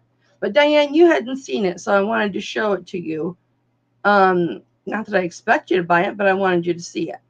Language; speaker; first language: English; native; English